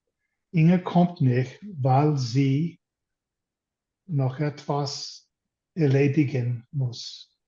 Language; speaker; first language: German; non-native, learner; English